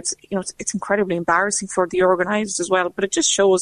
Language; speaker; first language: English; non-native, fluent; Lithuanian